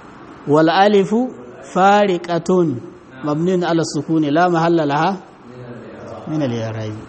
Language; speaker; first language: Arabic; non-native, fluent; Hausa